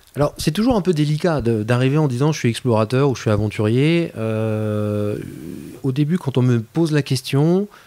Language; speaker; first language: French; native; French